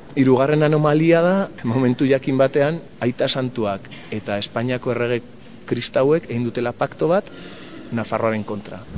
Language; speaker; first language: Basque; non-native, local second language; Spanish